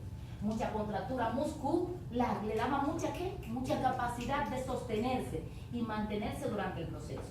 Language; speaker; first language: Spanish; native; Spanish